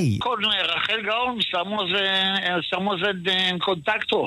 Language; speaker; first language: Spanish; early bilingual, heritage; Ladino